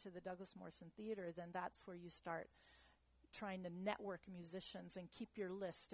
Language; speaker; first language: English; early bilingual, other home language; German